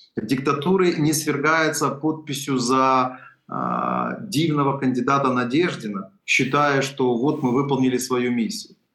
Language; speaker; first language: Russian; non-native, local second language; Ukrainian